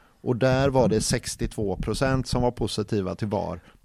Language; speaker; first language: Swedish; native; Swedish